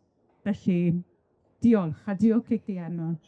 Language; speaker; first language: Welsh; native; Welsh